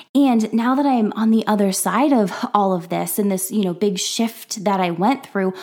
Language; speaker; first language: English; native; English